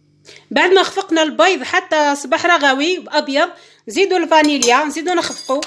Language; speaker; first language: Arabic; native; Arabic